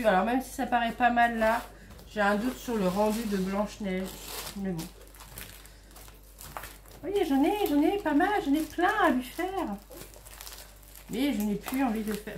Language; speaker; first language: French; native; French